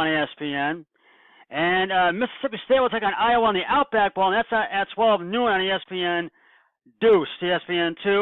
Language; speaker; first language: English; native; English